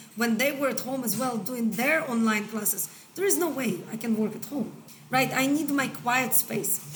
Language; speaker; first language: English; non-native, fluent; Hebrew